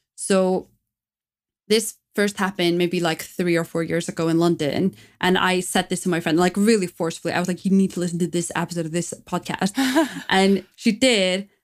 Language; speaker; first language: English; non-native, fluent; Icelandic